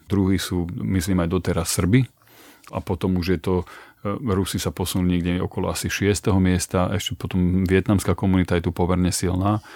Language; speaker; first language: Slovak; native; Slovak